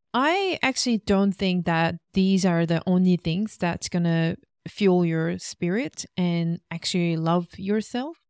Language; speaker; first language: English; non-native, fluent; Korean